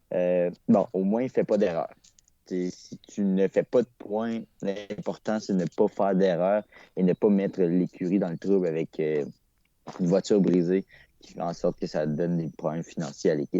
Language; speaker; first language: French; native; French